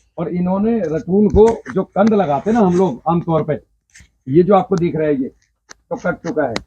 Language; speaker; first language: Hindi; native; Hindi